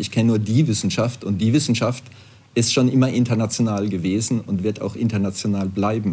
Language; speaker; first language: German; native; German